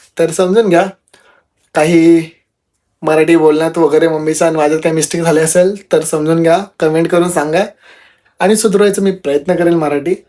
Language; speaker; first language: Marathi; non-native, local second language; Telugu